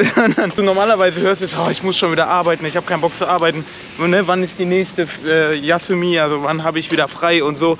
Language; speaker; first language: German; native; German